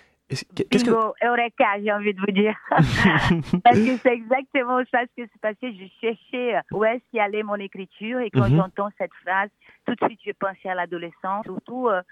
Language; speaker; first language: French; non-native, fluent; Portuguese